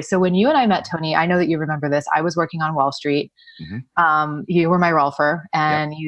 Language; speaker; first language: English; native; English